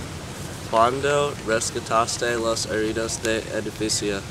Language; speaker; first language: Spanish; non-native, learner; English